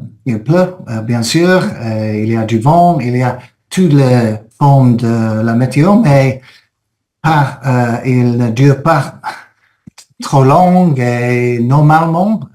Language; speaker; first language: French; non-native, fluent; English